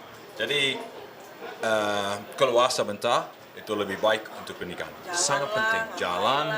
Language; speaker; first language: Indonesian; non-native, learner; English